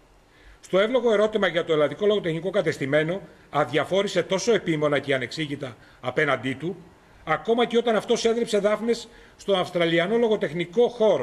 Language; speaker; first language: Greek; native; Greek